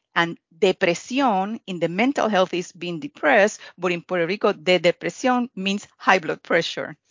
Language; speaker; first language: English; non-native, fluent; Spanish